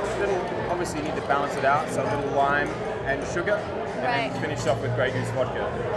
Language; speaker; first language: English; native; English